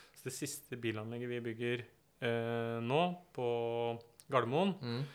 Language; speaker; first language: Norwegian; native; Norwegian